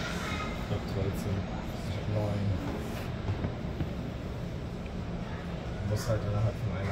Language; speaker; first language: German; native; German